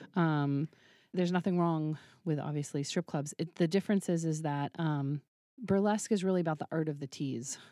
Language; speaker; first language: English; native; English